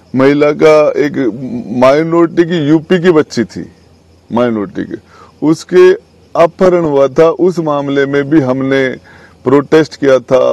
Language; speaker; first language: Hindi; native; Hindi